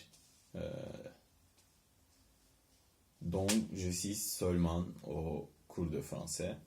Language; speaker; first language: French; non-native, learner; Turkish